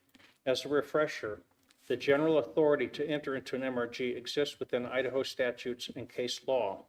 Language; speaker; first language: English; native; English